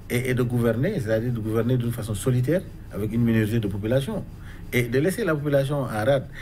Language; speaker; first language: French; non-native, local second language; Wolof